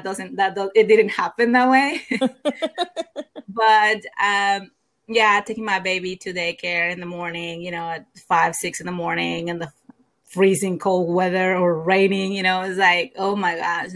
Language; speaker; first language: English; non-native, fluent; Spanish